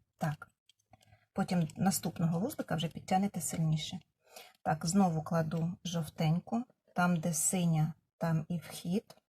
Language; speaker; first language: Ukrainian; non-native, local second language; Russian